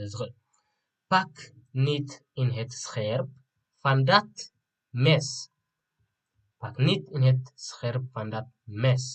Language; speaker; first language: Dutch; non-native, fluent; Tigrinya